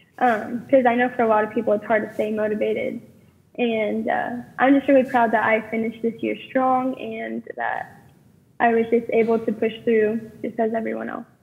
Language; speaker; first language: English; native; English